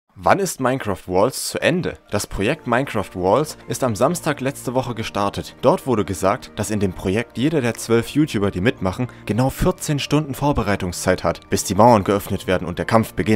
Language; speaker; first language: German; native; German